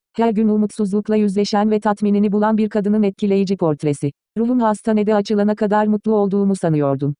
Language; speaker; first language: Turkish; early bilingual, heritage; Turkish